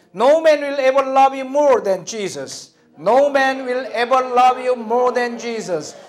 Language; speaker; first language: English; non-native, fluent; Korean